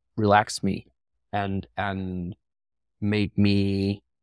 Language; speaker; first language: English; non-native, fluent; Spanish